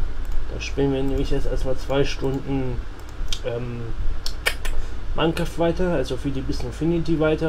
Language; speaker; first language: German; native; German